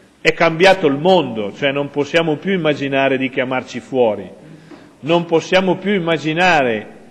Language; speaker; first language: Italian; native; Italian